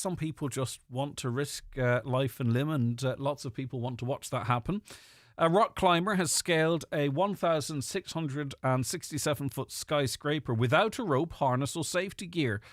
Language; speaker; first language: English; native; English